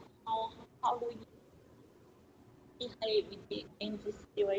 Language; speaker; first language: English; non-native, learner; Vietnamese